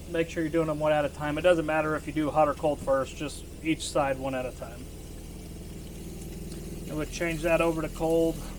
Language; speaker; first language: English; native; English